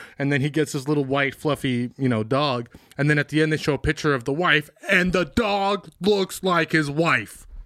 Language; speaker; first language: English; native; English